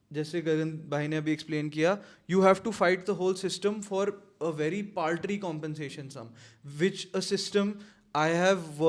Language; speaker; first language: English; non-native, local second language; Hindi